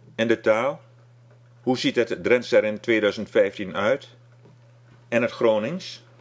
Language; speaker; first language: Dutch; non-native, local second language; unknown